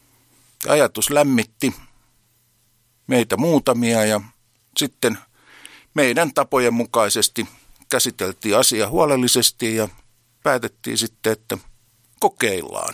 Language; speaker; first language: Finnish; native; Finnish